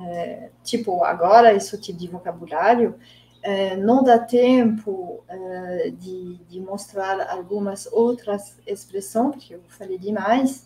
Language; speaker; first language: Portuguese; non-native, fluent; French